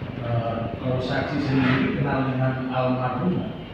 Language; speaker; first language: Indonesian; native; Indonesian